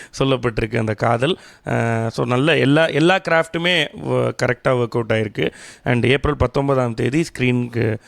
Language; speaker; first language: Tamil; native; Tamil